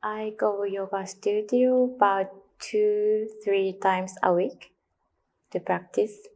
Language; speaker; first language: English; non-native, learner; Japanese